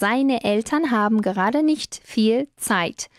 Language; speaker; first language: German; non-native, fluent; Spanish